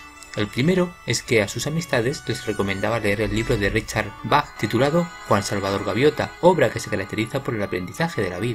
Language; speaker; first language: Spanish; native; Spanish